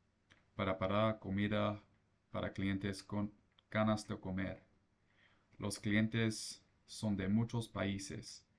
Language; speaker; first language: Spanish; non-native, learner; English